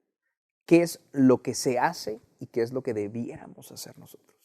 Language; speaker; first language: Spanish; native; Spanish